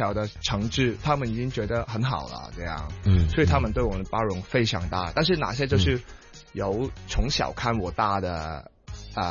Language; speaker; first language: Chinese; non-native, fluent; Cantonese